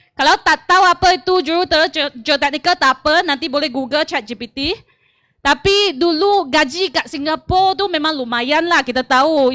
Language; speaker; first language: Malay; non-native, local second language; Chinese